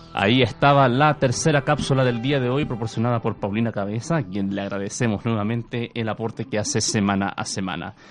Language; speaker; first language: Spanish; native; Spanish